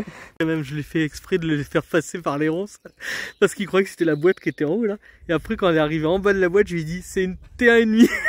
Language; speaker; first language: French; native; French